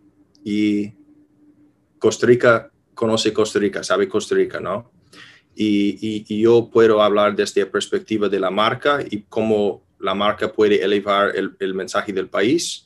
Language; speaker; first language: Spanish; non-native, fluent; English